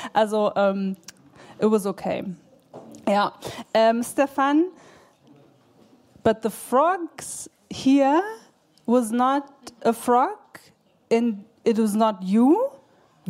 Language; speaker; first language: English; non-native, fluent; German